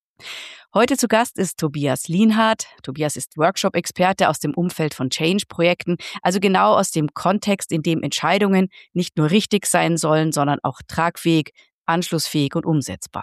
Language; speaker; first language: German; native; German